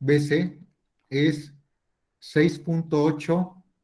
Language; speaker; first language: Spanish; native; Spanish